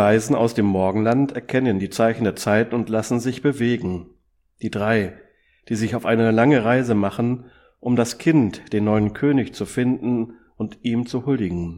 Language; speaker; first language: German; native; German